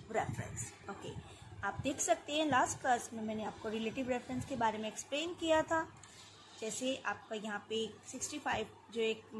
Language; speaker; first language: Hindi; native; Hindi